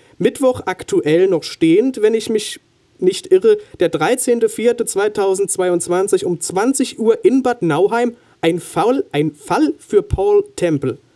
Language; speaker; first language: German; native; German